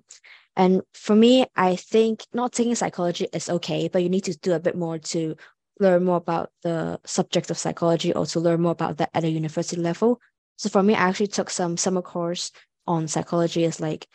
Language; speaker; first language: English; non-native, local second language; Cantonese